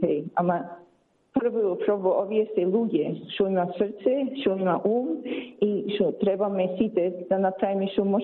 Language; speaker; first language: Macedonian; early bilingual, heritage; Macedonian